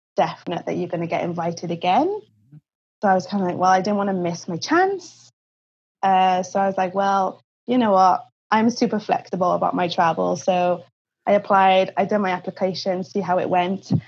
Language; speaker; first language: English; native; English